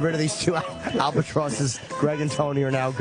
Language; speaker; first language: English; native; English